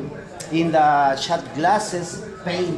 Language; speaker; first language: English; non-native, learner; Spanish